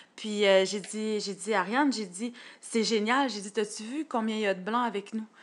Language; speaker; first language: French; native; French